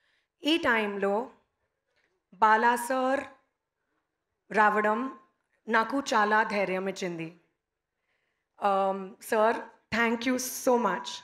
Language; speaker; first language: Telugu; non-native, local second language; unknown